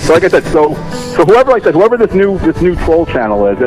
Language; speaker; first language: English; native; English